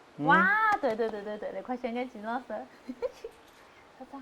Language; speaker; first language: Chinese; native; Chinese